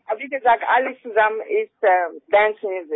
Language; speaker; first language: German; non-native, fluent; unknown